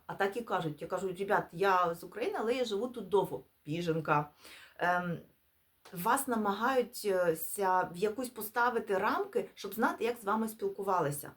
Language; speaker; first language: Ukrainian; non-native, local second language; Russian